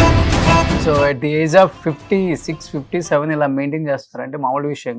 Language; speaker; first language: Telugu; native; Telugu